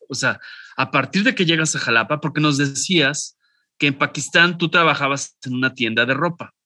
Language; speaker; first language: Spanish; native; Spanish